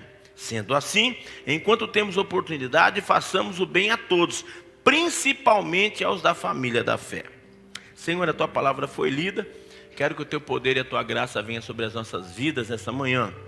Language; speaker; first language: Portuguese; native; Portuguese